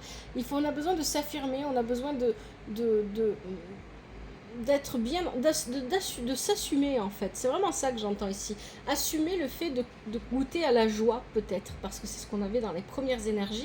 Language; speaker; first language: French; native; French